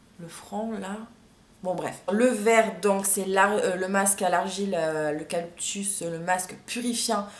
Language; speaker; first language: French; native; French